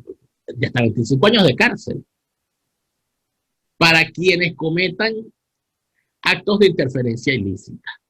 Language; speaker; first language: Spanish; native; Spanish